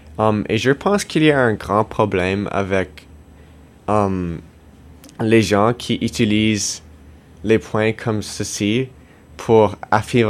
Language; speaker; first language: French; non-native, local second language; English